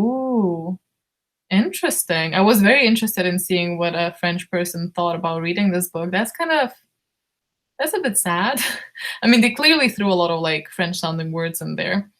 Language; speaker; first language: English; non-native, fluent; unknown